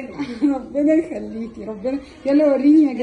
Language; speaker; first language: Arabic; native; Arabic